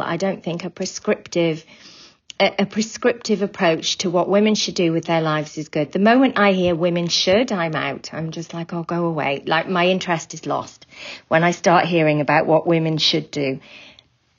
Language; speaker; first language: English; native; English